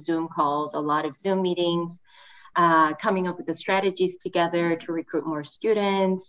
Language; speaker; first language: English; non-native, fluent; Korean